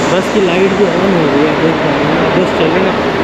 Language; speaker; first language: Hindi; native; Hindi